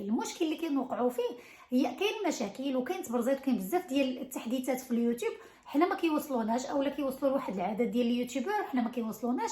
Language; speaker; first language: Arabic; native; Arabic